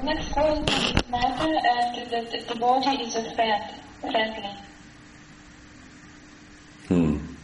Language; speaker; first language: English; non-native, learner; Russian